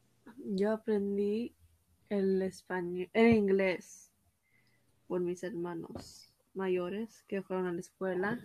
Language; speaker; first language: Spanish; early bilingual, heritage; Spanish